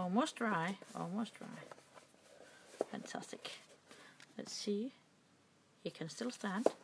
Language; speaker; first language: English; non-native, learner; Danish